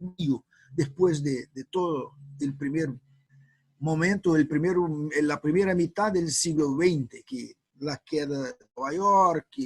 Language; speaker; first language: Spanish; non-native, fluent; Portuguese